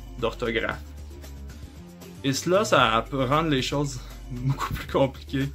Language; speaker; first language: French; native; French